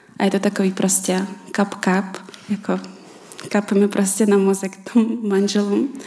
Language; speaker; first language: Czech; non-native, fluent; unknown